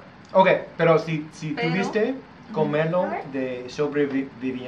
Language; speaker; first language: Spanish; non-native, learner; English